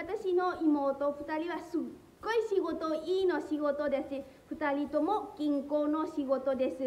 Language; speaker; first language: Japanese; non-native, learner; Lao